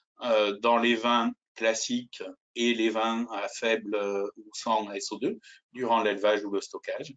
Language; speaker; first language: French; native; French